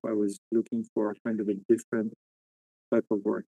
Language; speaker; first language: English; non-native, fluent; Persian